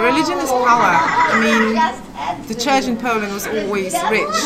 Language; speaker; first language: English; non-native, fluent; Polish